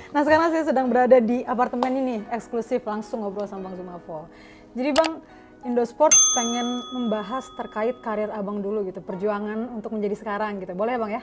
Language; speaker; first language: Indonesian; native; Indonesian